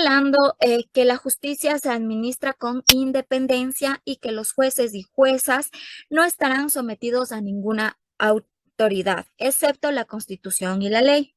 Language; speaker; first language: Spanish; native; Spanish